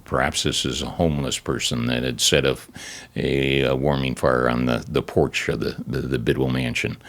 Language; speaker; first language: English; native; English